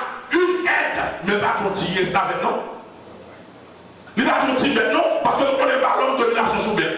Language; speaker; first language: French; non-native, local second language; Haitian Creole